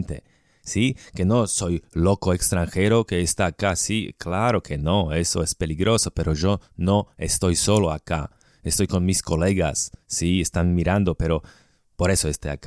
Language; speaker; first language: Spanish; non-native, fluent; Slovak